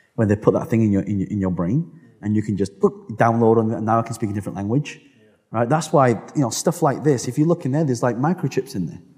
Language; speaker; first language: English; native; English